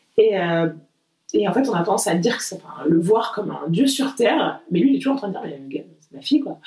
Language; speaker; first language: French; early bilingual, other home language; Portuguese